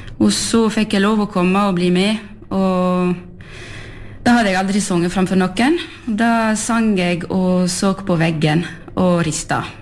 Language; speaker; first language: Norwegian; non-native, fluent; French